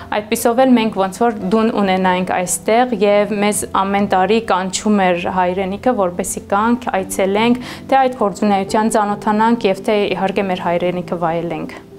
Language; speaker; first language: Armenian; early bilingual, heritage; Armenian